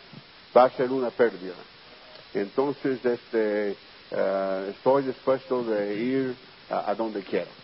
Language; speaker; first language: Spanish; non-native, fluent; English